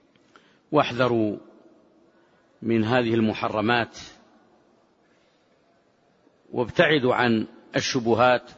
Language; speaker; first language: Arabic; native; Arabic